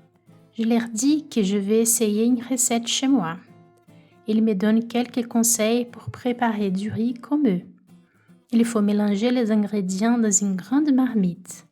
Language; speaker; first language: French; non-native, fluent; Portuguese